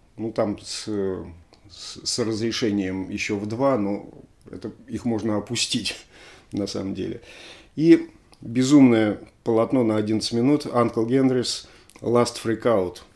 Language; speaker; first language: Russian; native; Russian